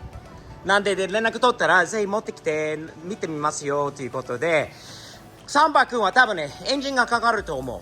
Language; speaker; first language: Japanese; non-native, fluent; English